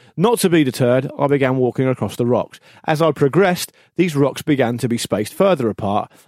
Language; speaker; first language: English; native; English